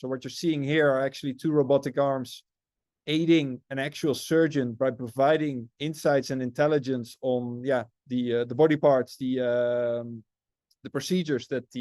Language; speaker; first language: English; non-native, fluent; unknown